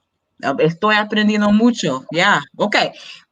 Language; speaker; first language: Spanish; non-native, learner; English